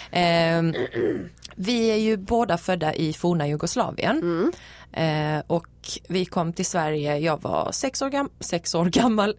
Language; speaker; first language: Swedish; early bilingual, other home language; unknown